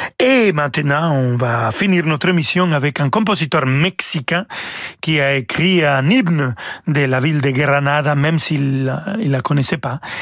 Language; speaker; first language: French; non-native, fluent; Spanish